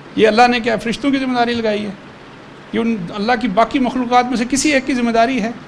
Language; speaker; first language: Urdu; native; Urdu